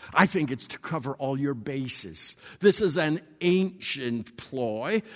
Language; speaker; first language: English; native; English